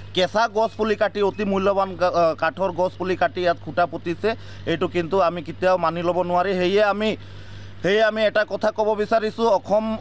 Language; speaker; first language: Assamese; native; Assamese